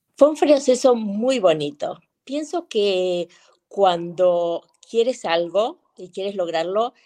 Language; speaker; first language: Spanish; native; Spanish